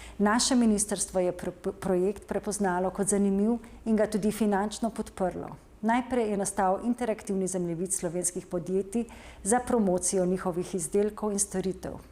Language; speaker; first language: Slovenian; native; Slovenian